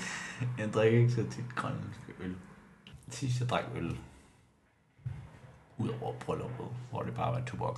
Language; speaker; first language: Danish; non-native, local second language; Kalaallisut